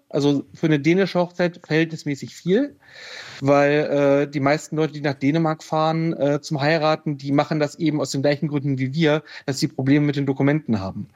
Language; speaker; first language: German; native; German